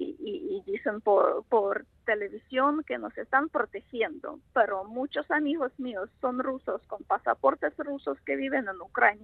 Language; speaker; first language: Spanish; non-native, fluent; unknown